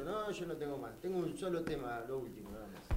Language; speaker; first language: Spanish; native; Spanish